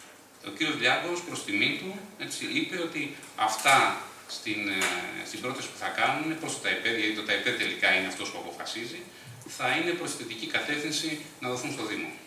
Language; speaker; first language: Greek; native; Greek